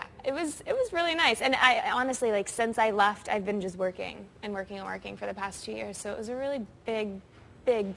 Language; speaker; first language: English; native; English